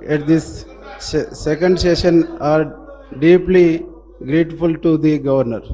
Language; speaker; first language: English; non-native, local second language; Telugu